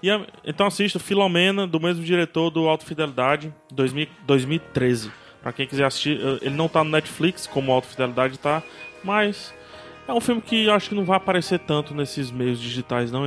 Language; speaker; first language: Portuguese; native; Portuguese